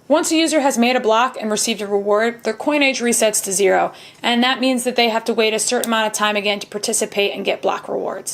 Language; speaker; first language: English; native; English